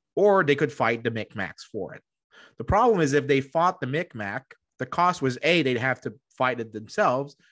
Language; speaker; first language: English; native; English